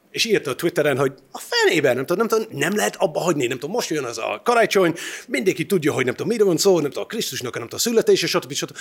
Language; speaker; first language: Hungarian; non-native, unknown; English